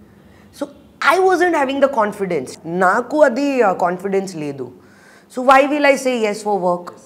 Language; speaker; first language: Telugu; non-native, learner; Hindi